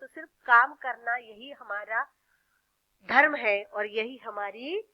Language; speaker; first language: Hindi; non-native, local second language; Marathi